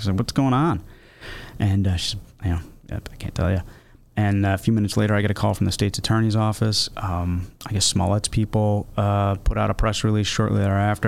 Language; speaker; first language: English; native; English